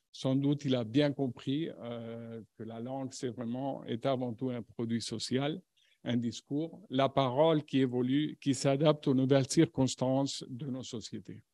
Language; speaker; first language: French; non-native, fluent; Spanish